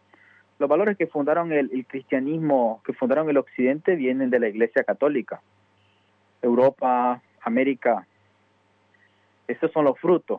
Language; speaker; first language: Spanish; native; Spanish